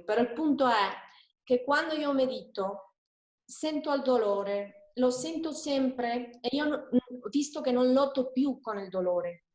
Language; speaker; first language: Italian; non-native, fluent; Spanish